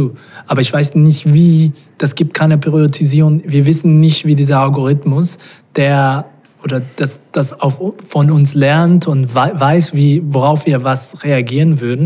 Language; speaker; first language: German; non-native, fluent; Portuguese